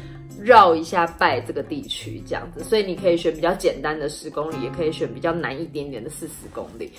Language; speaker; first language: Chinese; native; Chinese